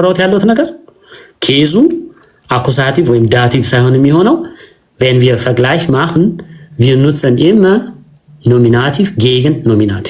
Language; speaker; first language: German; non-native, fluent; Amharic